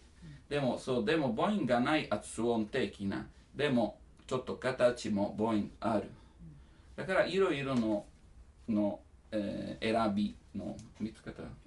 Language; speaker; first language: Japanese; non-native, learner; Italian